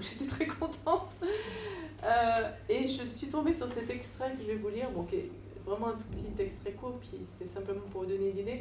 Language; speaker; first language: French; native; French